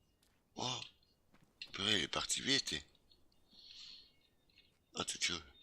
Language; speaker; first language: French; native; French